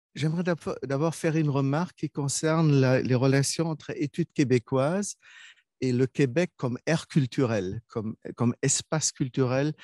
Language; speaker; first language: French; non-native, fluent; German